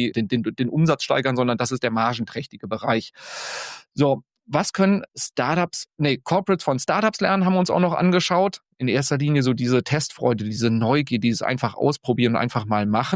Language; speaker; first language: German; native; German